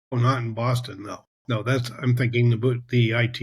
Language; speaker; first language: English; native; English